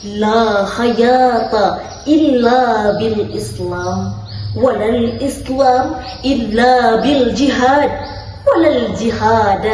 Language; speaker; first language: Arabic; non-native, learner; Indonesian